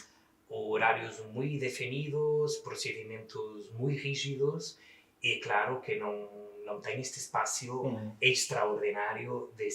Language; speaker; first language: Spanish; non-native, fluent; Portuguese